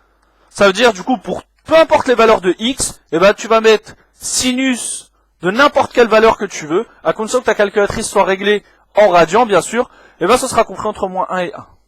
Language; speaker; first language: French; native; French